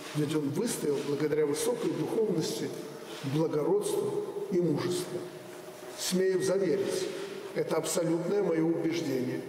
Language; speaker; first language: Russian; native; Russian